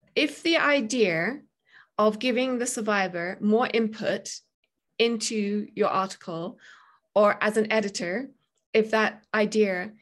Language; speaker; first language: English; native; English